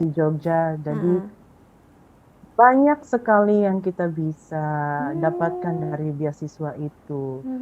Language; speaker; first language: Indonesian; non-native, fluent; Filipino